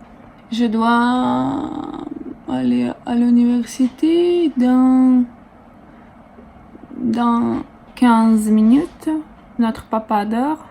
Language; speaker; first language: French; non-native, learner; Russian